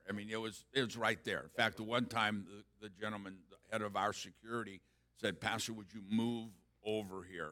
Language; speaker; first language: English; native; English